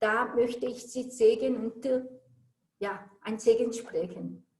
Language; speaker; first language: German; non-native, learner; Korean